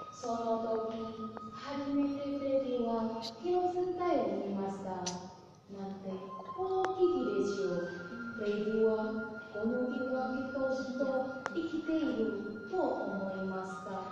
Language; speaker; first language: Japanese; non-native, learner; Indonesian